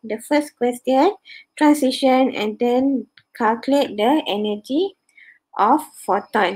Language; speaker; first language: English; non-native, local second language; Malay